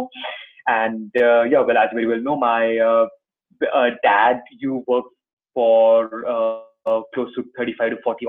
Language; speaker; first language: English; non-native, local second language; Tamil